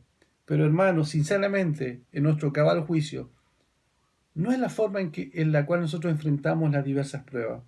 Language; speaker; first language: Spanish; native; Spanish